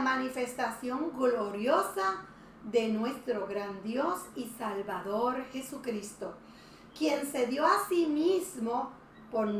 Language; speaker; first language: Spanish; native; Spanish